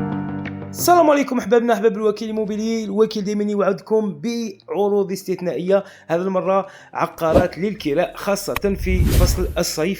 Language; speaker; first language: Arabic; native; Arabic